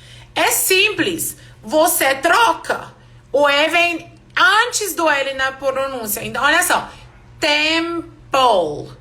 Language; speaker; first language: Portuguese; non-native, fluent; English